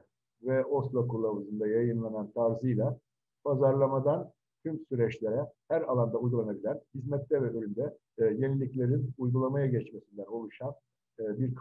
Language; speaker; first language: Turkish; native; Turkish